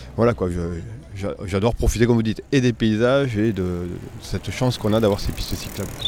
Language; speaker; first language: French; native; French